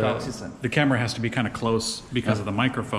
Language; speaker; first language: English; native; English